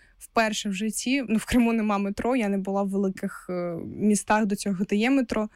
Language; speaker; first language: Ukrainian; non-native, local second language; Russian